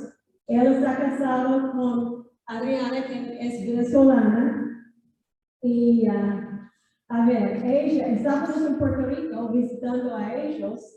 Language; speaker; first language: Spanish; non-native, fluent; English